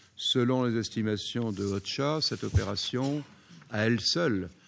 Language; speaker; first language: French; native; French